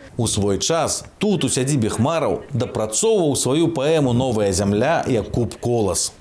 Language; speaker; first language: Belarusian; native; Belarusian